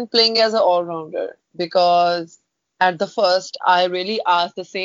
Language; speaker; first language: English; non-native, local second language; Punjabi